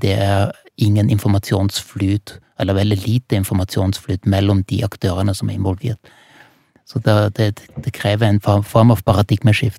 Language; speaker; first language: Norwegian; non-native, fluent; German